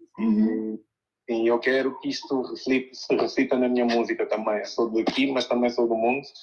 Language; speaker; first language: Portuguese; early bilingual, other home language; Upper Guinea Crioulo